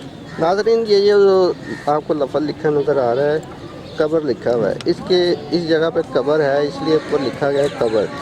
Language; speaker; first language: Hindi; non-native, local second language; Saraiki